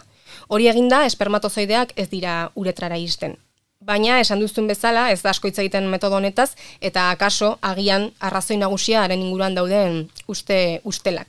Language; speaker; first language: Basque; native; Basque